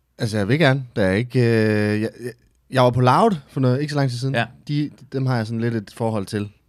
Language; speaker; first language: Danish; native; Danish